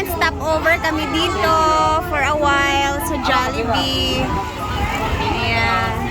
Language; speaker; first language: Filipino; non-native, local second language; Cebuano